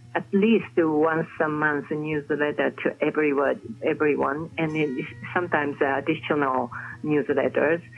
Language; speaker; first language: English; non-native, fluent; Japanese